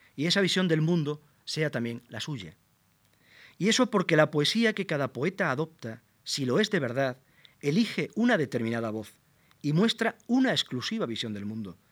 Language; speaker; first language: Spanish; native; Spanish